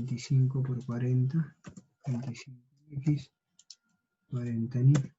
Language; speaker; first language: Spanish; native; Spanish